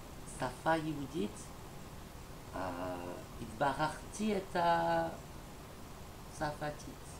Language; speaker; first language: Hebrew; non-native, learner; French